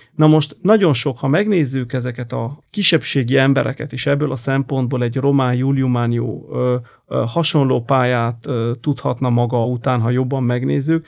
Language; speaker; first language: Hungarian; non-native, fluent; Italian